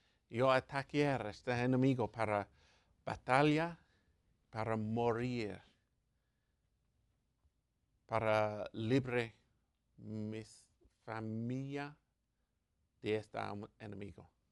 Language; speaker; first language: Spanish; non-native, learner; English